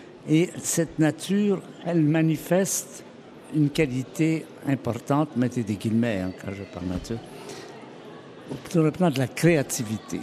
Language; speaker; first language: French; native; French